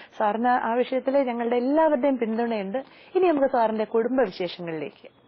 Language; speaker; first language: Malayalam; native; Malayalam